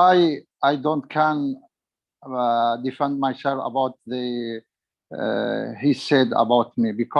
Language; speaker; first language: English; non-native, learner; Arabic